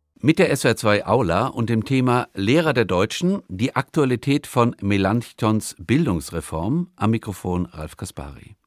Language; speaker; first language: German; native; German